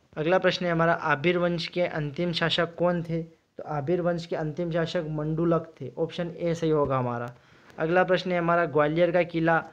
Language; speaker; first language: Hindi; native; Hindi